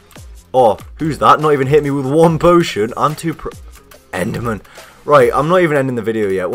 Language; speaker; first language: English; native; English